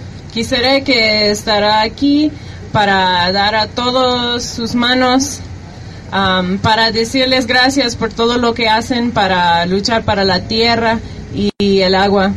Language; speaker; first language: Spanish; early bilingual, heritage; Spanish